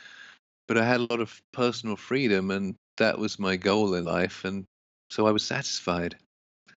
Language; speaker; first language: English; native; English